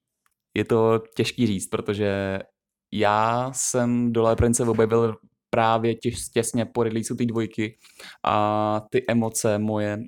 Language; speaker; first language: Czech; native; Czech